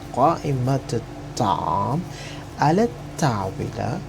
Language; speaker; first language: Arabic; non-native, fluent; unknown